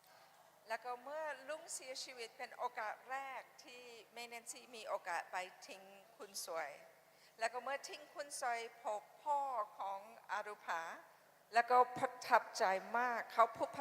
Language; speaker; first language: Thai; non-native, fluent; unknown